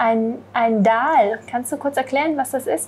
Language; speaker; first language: German; native; German